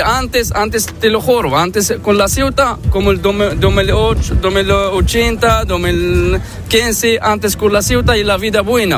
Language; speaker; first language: Spanish; non-native, learner; Arabic